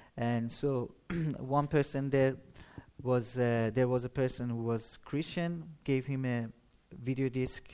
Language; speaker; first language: English; non-native, learner; Persian